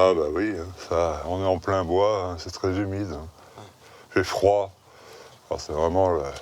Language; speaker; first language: French; native; French